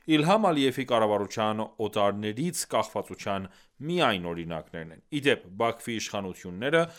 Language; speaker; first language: Armenian; early bilingual, heritage; Armenian